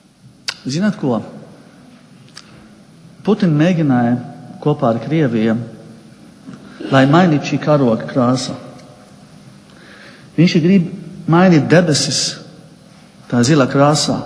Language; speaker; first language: Latvian; non-native, fluent; Arabic